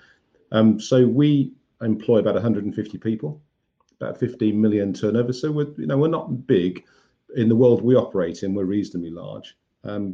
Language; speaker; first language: English; native; English